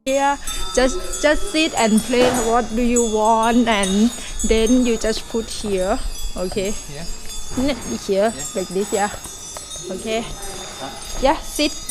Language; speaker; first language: English; non-native, learner; Thai